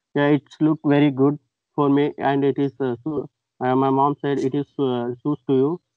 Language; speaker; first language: English; non-native, local second language; Telugu